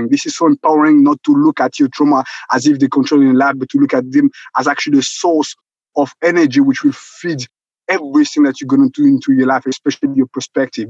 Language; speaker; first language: English; non-native, local second language; Kinyarwanda